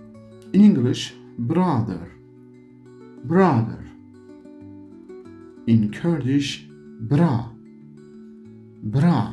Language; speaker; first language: English; non-native, learner; Kurdish